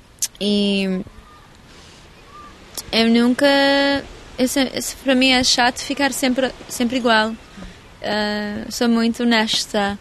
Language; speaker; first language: Portuguese; early bilingual, heritage; English